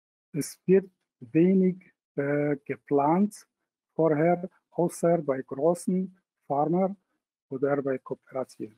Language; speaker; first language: German; non-native, fluent; Arabic